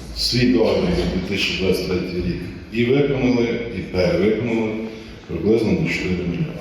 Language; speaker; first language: Ukrainian; native; Ukrainian